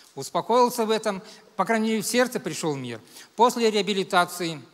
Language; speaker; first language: Russian; native; Russian